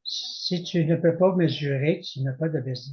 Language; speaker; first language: French; native; French